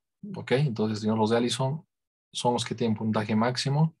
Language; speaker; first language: Spanish; native; Spanish